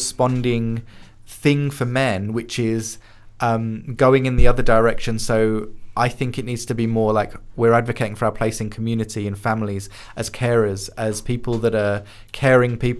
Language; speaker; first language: English; native; English